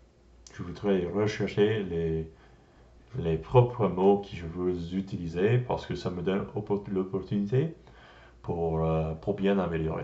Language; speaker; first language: French; non-native, learner; English